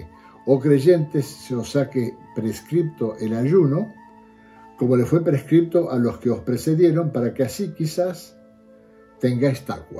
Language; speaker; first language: Spanish; native; Spanish